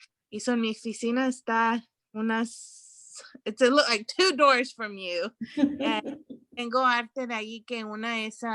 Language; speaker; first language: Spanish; early bilingual, heritage; Spanish